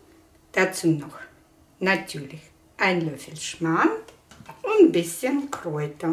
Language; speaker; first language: German; non-native, fluent; Russian